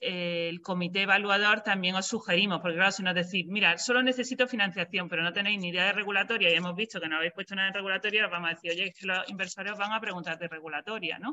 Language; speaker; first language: Spanish; native; Spanish